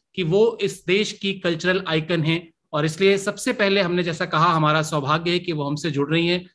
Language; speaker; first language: Hindi; native; Hindi